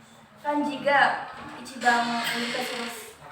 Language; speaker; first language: Japanese; non-native, learner; Indonesian